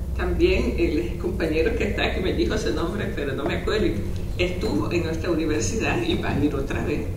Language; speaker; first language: Spanish; non-native, local second language; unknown